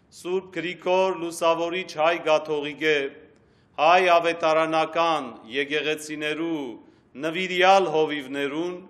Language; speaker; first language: Armenian; early bilingual, heritage; Armenian